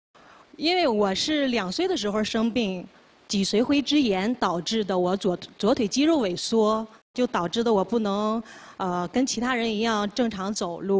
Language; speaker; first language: Chinese; native; Chinese